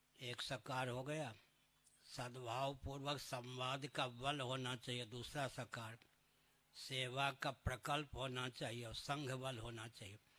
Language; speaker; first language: Hindi; native; Hindi